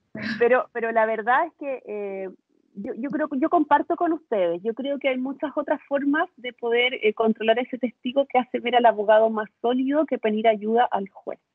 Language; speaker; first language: Spanish; native; Spanish